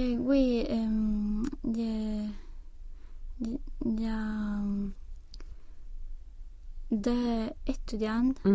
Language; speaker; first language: French; non-native, learner; Spanish